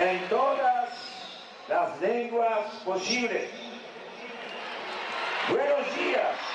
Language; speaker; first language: Spanish; non-native, fluent; Polish